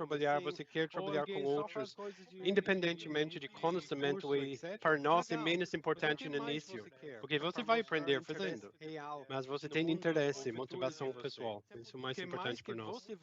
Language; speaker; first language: Portuguese; non-native, fluent; English